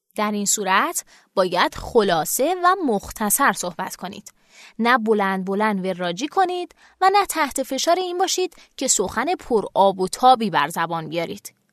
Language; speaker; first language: Persian; native; Persian